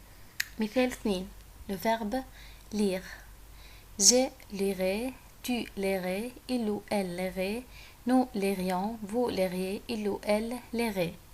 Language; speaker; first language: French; non-native, fluent; Arabic